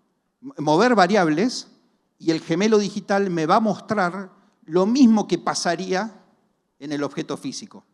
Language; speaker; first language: Spanish; native; Spanish